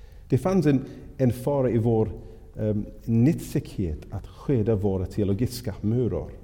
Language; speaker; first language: Swedish; non-native, fluent; English